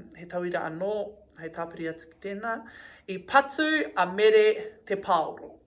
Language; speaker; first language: Māori; non-native, local second language; English